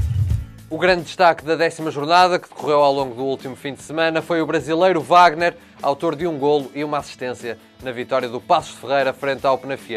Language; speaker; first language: Portuguese; native; Portuguese